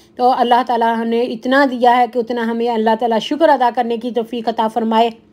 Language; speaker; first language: Urdu; non-native, local second language; Punjabi